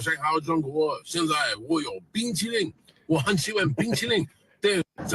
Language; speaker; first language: Chinese; non-native, learner; English